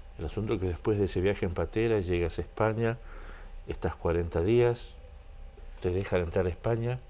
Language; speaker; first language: Spanish; native; Spanish